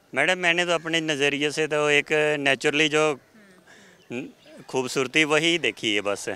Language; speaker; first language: Hindi; native; Hindi